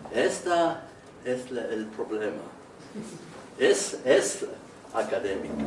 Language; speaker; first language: Spanish; non-native, learner; Estonian